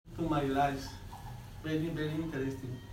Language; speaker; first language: English; non-native, learner; Spanish